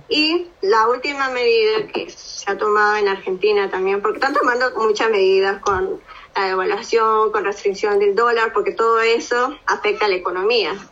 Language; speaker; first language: Spanish; native; Spanish